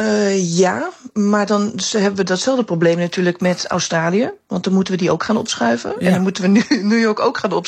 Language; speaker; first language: Dutch; native; Dutch